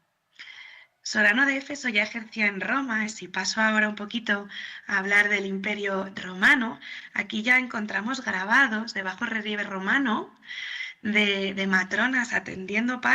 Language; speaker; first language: Spanish; native; Spanish